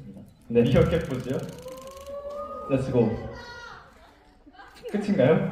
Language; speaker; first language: Korean; non-native, learner; Chinese